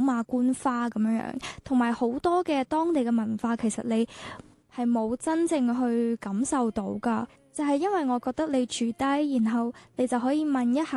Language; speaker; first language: Cantonese; native; Cantonese